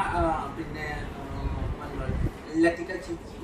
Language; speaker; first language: Malayalam; non-native, learner; Assamese